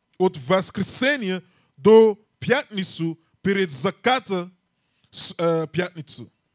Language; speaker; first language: Russian; non-native, learner; English